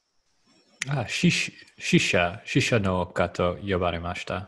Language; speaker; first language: Japanese; non-native, learner; English